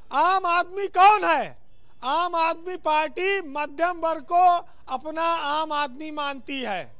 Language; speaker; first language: Hindi; native; Hindi